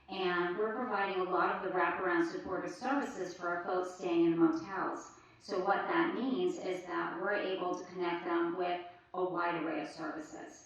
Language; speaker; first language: English; early bilingual, other home language; French